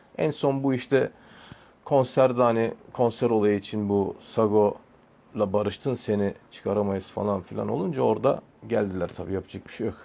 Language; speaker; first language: Turkish; early bilingual, heritage; Turkish